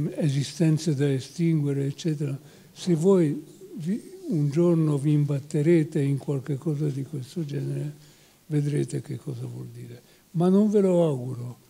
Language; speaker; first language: Italian; non-native, fluent; Hungarian